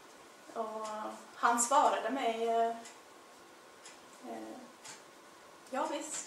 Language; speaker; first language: Swedish; non-native, fluent; English